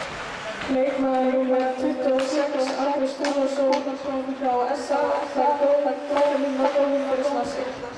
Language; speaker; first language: Icelandic; native; Icelandic